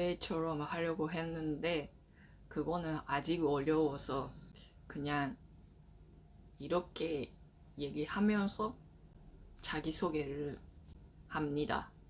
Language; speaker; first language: Korean; non-native, learner; Japanese